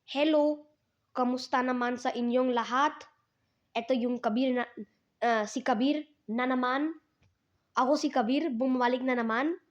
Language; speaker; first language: Filipino; non-native, learner; Hindi